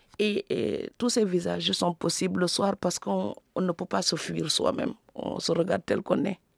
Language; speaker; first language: French; non-native, local second language; Serer